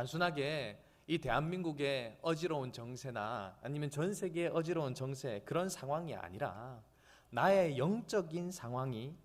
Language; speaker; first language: Korean; native; Korean